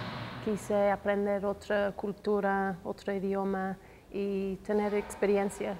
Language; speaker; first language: Spanish; non-native, fluent; English